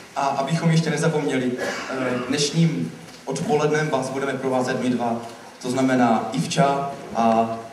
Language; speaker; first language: Czech; native; Czech